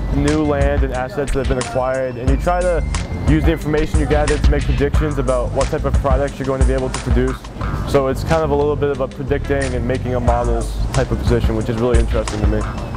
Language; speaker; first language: English; native; English